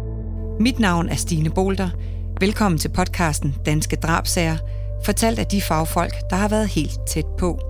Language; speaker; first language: Danish; native; Danish